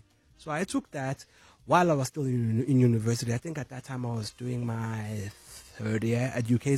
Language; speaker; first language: English; non-native, local second language; Zulu